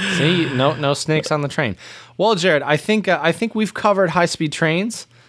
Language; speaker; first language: English; native; English